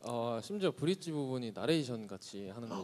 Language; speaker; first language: Korean; native; Korean